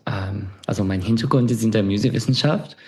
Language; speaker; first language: German; non-native, fluent; English